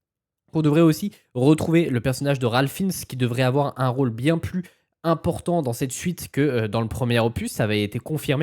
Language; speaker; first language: French; native; French